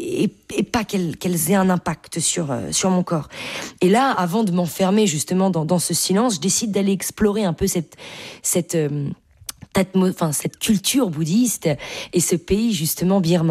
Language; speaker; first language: French; native; French